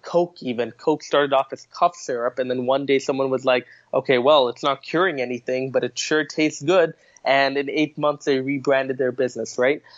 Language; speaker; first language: English; native; English